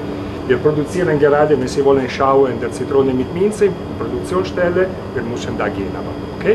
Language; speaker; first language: German; non-native, learner; Italian